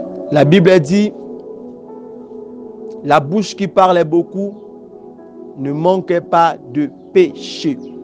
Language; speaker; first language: French; non-native, local second language; Lingala